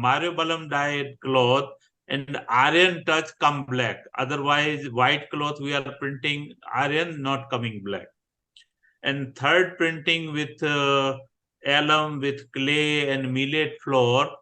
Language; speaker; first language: English; non-native, learner; Gujarati